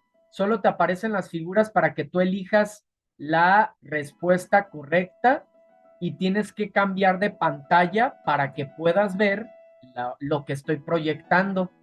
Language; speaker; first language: Spanish; native; Spanish